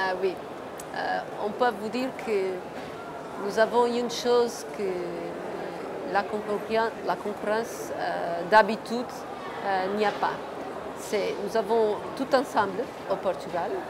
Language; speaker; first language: French; non-native, fluent; Portuguese